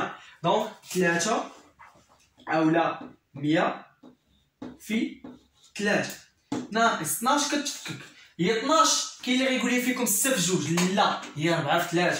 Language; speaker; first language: Arabic; native; Arabic